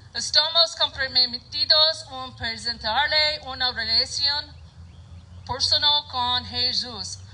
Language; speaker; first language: Spanish; non-native, learner; English